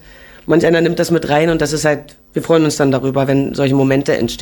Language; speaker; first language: German; native; German